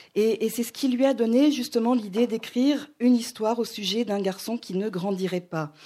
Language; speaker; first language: French; native; French